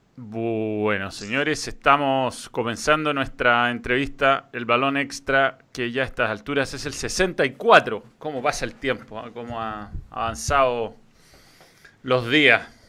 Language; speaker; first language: Spanish; native; Spanish